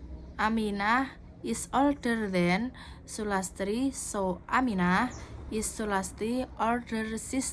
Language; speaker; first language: English; non-native, learner; Indonesian